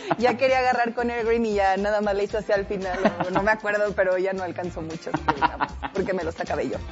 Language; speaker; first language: Spanish; native; Spanish